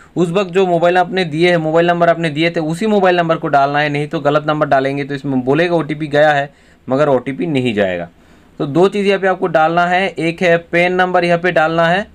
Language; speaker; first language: Hindi; non-native, local second language; Bangla